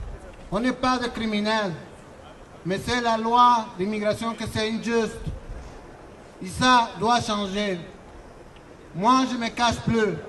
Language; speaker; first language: French; non-native, learner; Spanish